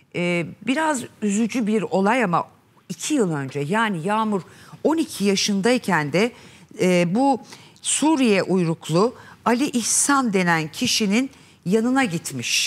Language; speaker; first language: Turkish; native; Turkish